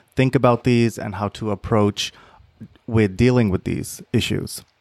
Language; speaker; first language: English; native; English